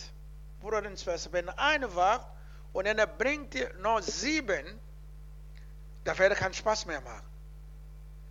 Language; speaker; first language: German; non-native, learner; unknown